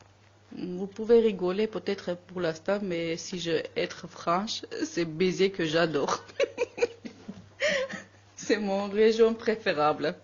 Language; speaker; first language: French; non-native, learner; Armenian